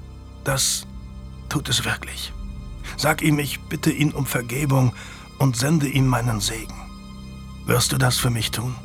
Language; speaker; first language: German; native; German